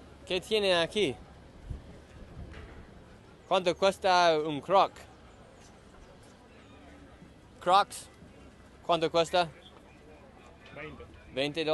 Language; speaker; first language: Spanish; non-native, learner; English